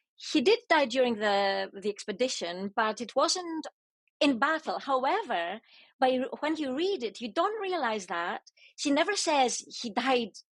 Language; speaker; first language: English; non-native, fluent; Greek